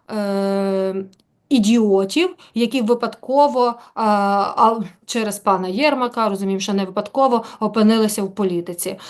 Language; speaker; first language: Ukrainian; native; Ukrainian